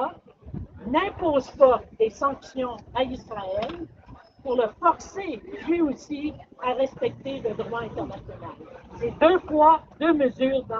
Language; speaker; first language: French; native; French